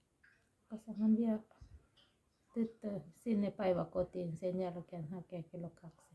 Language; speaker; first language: Finnish; non-native, learner; Thai